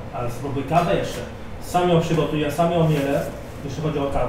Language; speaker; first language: Polish; non-native, fluent; Arabic